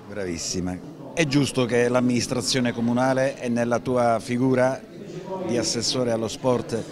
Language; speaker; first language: Italian; native; Italian